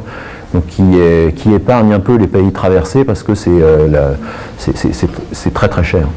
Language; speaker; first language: French; native; French